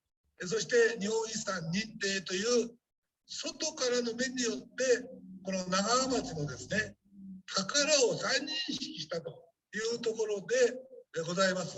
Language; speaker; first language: Japanese; native; Japanese